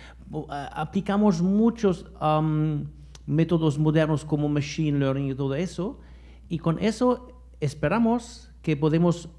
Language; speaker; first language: Spanish; non-native, fluent; German